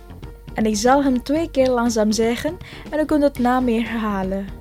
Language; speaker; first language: Dutch; non-native, learner; Indonesian